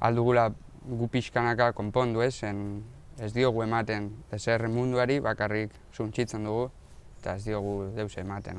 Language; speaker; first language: Basque; non-native, local second language; Spanish